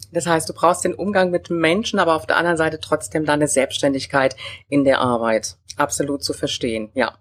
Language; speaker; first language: German; native; German